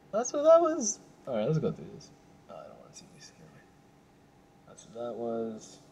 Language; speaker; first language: English; native; English